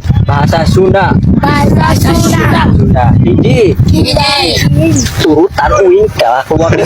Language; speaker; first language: Indonesian; non-native, local second language; Sundanese